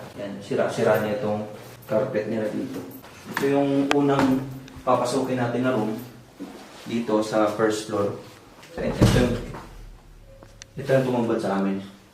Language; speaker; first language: Filipino; non-native, local second language; Cebuano